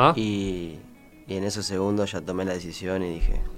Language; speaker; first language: Spanish; native; Spanish